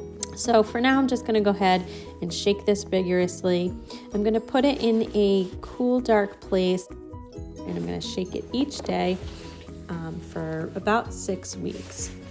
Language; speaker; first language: English; native; English